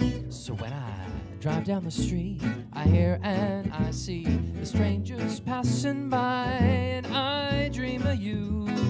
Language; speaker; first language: English; native; English